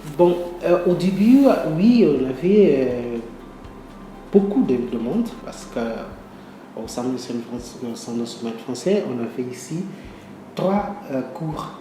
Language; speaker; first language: French; non-native, learner; Portuguese